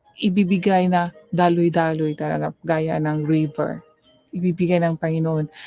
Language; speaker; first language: Filipino; non-native, local second language; Cebuano